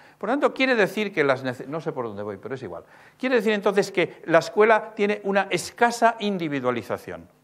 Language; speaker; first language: Spanish; native; Spanish